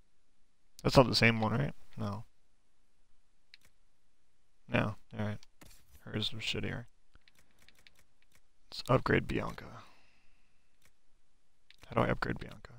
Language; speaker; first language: English; native; English